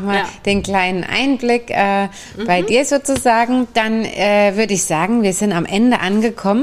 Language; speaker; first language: German; native; German